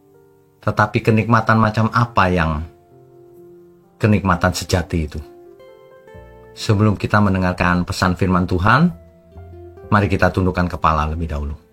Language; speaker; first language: Indonesian; native; Indonesian